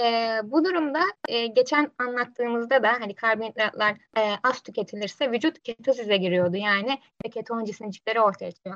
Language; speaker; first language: Turkish; native; Turkish